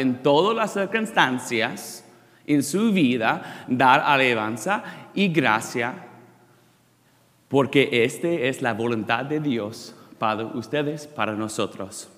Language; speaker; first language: Spanish; non-native, learner; English